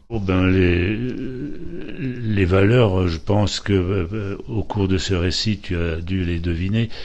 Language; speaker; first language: French; early bilingual, other home language; Polish